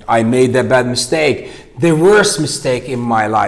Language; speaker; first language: English; non-native, fluent; Azerbaijani